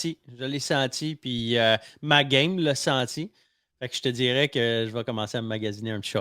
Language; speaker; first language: French; native; French